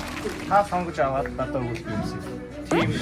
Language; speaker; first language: Mongolian; non-native, learner; Korean